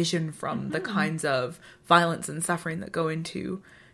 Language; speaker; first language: English; native; English